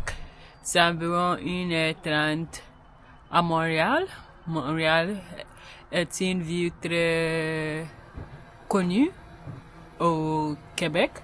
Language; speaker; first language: French; non-native, learner; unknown